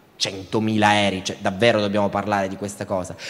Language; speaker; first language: Italian; native; Italian